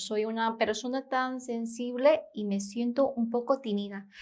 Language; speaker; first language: Spanish; non-native, fluent; Korean